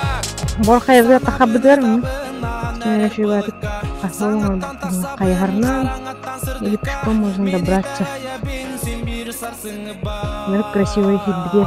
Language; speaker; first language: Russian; non-native, local second language; Yakut